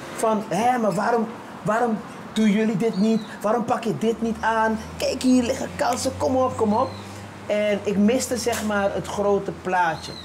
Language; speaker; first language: Dutch; early bilingual, other home language; Papiamento